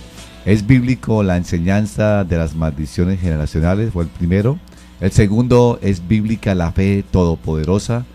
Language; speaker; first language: Spanish; native; Spanish